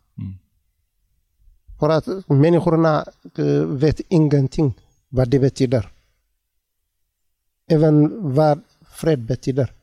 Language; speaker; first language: Swedish; non-native, learner; Tigrinya